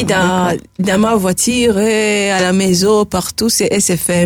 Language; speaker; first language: French; non-native, local second language; Rundi